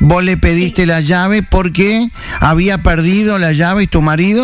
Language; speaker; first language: Spanish; native; Spanish